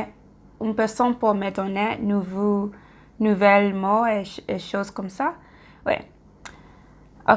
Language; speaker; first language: French; non-native, learner; English